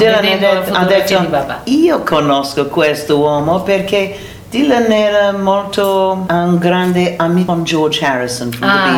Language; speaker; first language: Italian; non-native, learner; English